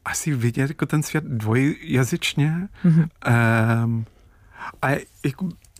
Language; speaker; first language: Czech; non-native, fluent; English